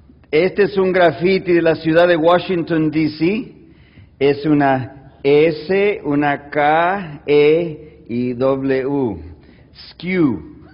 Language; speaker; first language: Spanish; native; Spanish